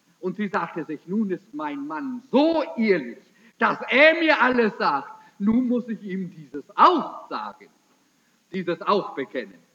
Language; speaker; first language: German; early bilingual, heritage; German